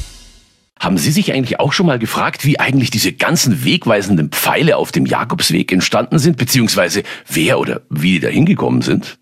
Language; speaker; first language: German; native; German